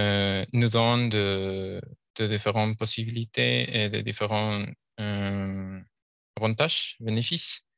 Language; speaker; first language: French; non-native, learner; Spanish